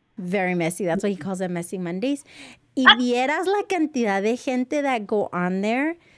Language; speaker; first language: English; early bilingual, other home language; Spanish